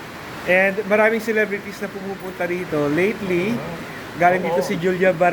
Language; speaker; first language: Filipino; native; Filipino